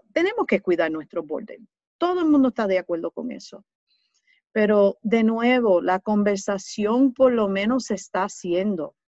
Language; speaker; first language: Spanish; early bilingual, heritage; Spanish